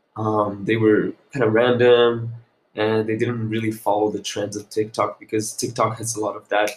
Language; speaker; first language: English; non-native, fluent; Portuguese